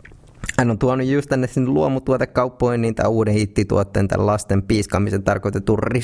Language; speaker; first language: Finnish; native; Finnish